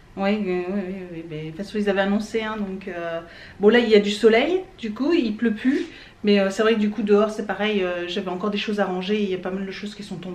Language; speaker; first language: French; native; French